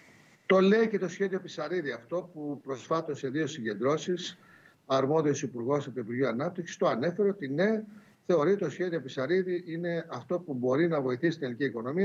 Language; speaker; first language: Greek; native; Greek